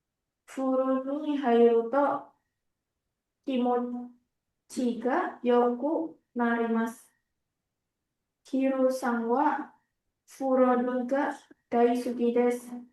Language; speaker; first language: Japanese; non-native, learner; Indonesian